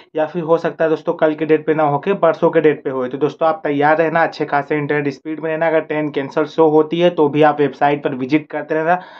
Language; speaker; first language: Hindi; native; Hindi